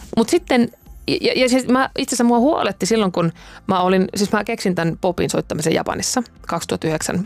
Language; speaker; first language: Finnish; native; Finnish